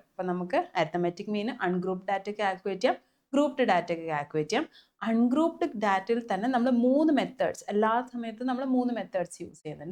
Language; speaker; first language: Malayalam; native; Malayalam